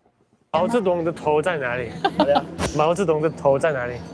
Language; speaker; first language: Chinese; non-native, learner; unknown